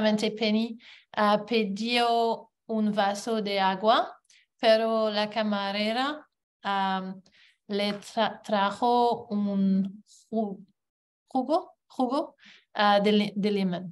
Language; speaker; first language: Spanish; non-native, learner; English